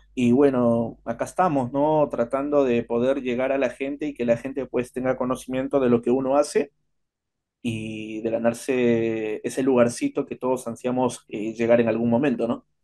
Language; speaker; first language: Spanish; native; Spanish